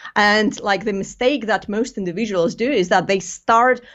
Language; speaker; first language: English; non-native, fluent; Greek